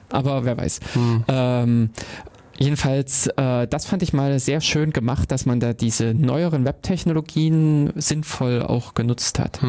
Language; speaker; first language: German; native; German